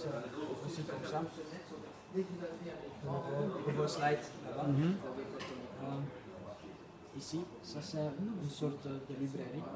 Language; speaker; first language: French; non-native, fluent; Dutch